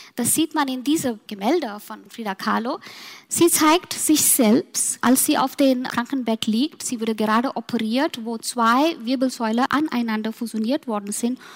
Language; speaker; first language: German; non-native, fluent; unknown